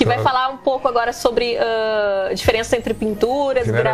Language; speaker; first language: Portuguese; native; Portuguese